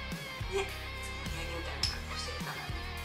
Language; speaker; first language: Japanese; native; Japanese